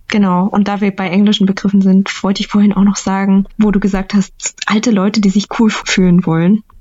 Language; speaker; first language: German; early bilingual, other home language; Vietnamese